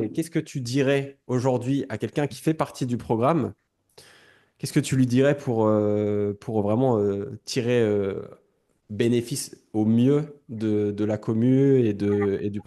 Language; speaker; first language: French; native; French